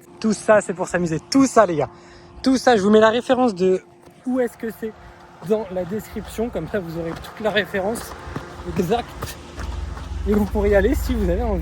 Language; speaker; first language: French; native; French